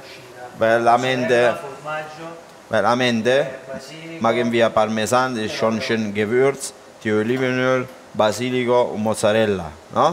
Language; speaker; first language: German; non-native, learner; Italian